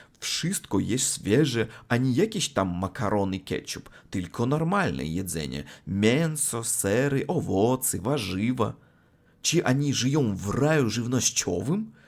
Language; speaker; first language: Polish; non-native, learner; Russian